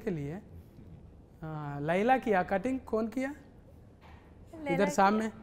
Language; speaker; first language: Hindi; non-native, local second language; Telugu